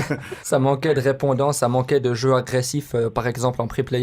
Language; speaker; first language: French; native; French